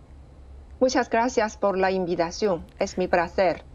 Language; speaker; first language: Spanish; non-native, fluent; Chinese